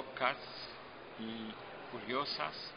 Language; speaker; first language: Spanish; non-native, fluent; French